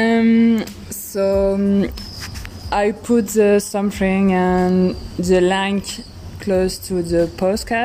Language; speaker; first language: English; non-native, learner; French